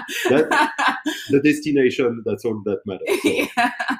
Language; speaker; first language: English; non-native, fluent; French